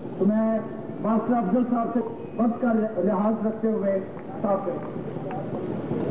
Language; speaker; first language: Urdu; non-native, local second language; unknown